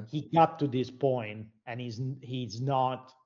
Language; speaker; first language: English; non-native, fluent; Italian